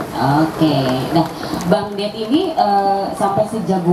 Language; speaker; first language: Indonesian; native; Indonesian